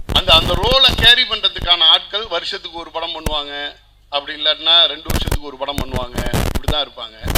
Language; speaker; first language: Tamil; native; Tamil